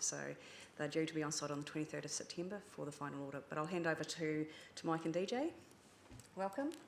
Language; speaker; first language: English; native; English